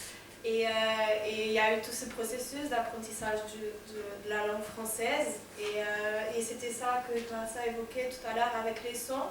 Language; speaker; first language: French; non-native, fluent; Portuguese